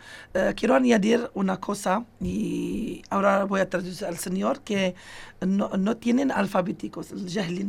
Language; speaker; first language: Spanish; non-native, fluent; Arabic